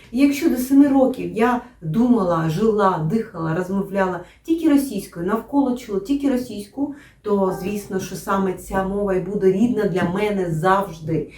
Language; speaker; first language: Ukrainian; non-native, local second language; Russian